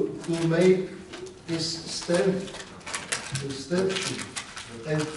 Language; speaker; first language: English; non-native, learner; Czech